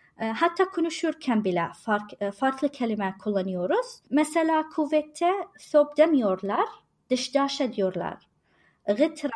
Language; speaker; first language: Turkish; non-native, learner; Arabic